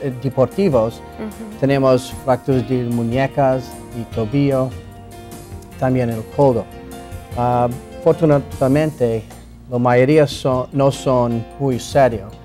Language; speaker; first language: Spanish; non-native, learner; English